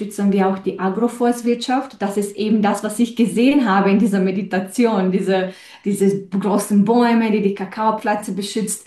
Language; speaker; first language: German; non-native, fluent; Romanian